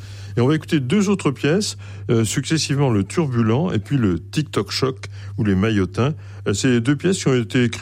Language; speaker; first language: French; native; French